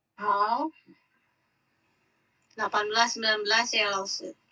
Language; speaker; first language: Chinese; non-native, learner; Indonesian